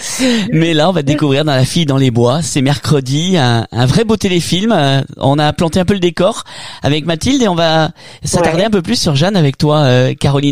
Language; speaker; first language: French; native; French